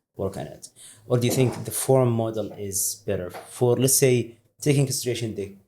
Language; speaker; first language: English; non-native, fluent; Arabic